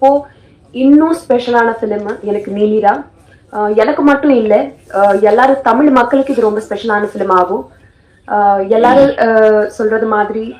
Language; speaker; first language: Tamil; non-native, fluent; Telugu